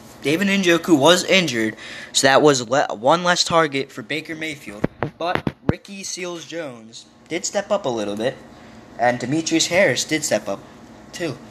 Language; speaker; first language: English; native; English